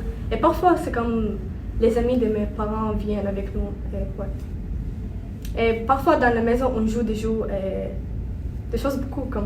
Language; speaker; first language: French; non-native, learner; Arabic